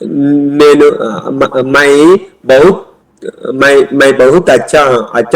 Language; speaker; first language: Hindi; non-native, learner; Telugu